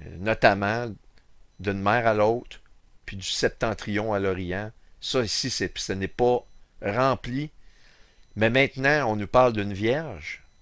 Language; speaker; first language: French; native; French